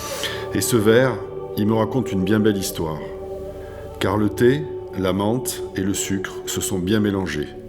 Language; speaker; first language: French; native; French